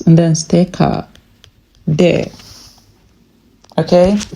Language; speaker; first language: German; non-native, fluent; English